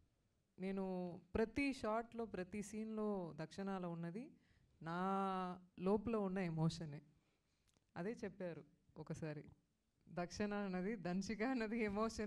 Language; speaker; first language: Telugu; non-native, local second language; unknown